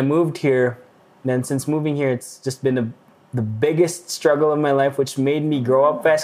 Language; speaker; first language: English; non-native, local second language; Filipino